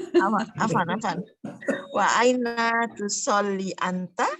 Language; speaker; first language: Arabic; non-native, learner; Indonesian